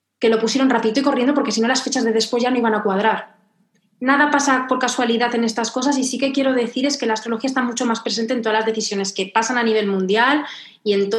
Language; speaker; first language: Spanish; native; Spanish